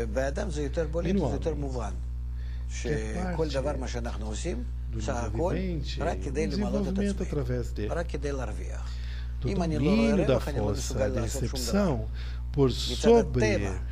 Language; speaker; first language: Hebrew; non-native, fluent; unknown